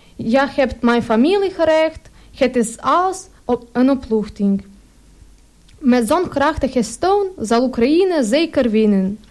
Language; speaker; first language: Dutch; non-native, learner; Ukrainian